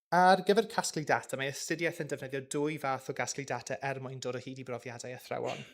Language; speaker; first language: Welsh; non-native, local second language; English